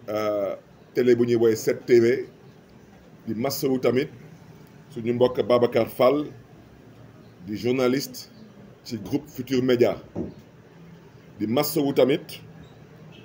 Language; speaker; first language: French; non-native, local second language; Wolof